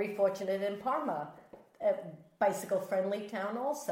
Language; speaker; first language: English; native; English